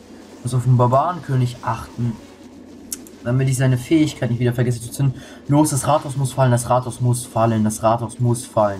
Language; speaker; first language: German; native; German